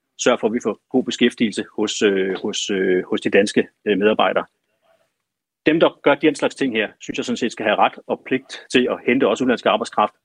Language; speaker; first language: Danish; native; Danish